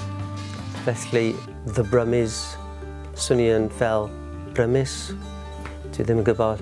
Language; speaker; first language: Welsh; non-native, learner; English